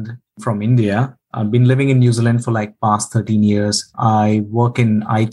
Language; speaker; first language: English; non-native, local second language; Hindi